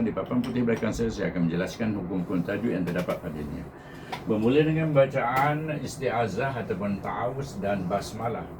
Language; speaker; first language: Malay; native; Malay